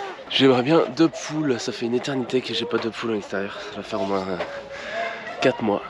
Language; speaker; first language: French; native; French